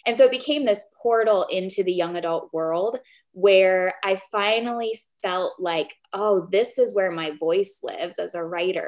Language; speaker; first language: English; native; English